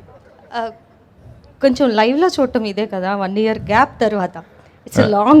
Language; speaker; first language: Telugu; native; Telugu